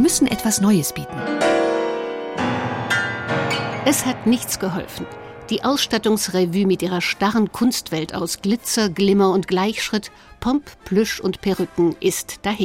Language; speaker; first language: German; native; German